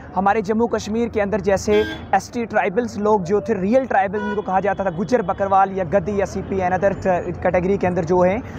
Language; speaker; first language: Hindi; native; Hindi